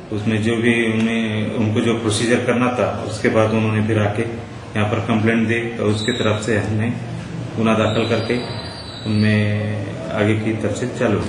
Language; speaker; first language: Hindi; non-native, local second language; Marathi